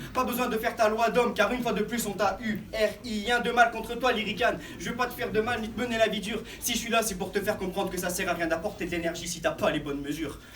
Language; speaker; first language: French; native; French